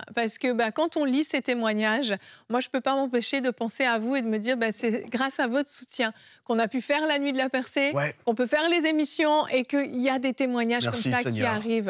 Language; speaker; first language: French; native; French